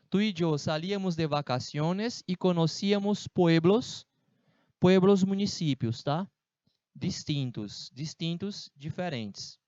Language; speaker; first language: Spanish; non-native, fluent; Portuguese